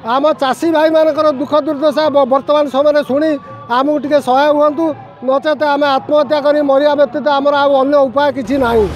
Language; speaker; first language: Odia; native; Odia